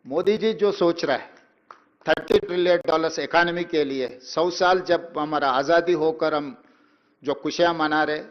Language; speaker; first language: Hindi; non-native, local second language; Telugu